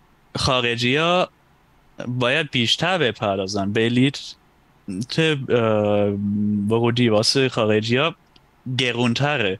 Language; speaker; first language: Persian; non-native, fluent; German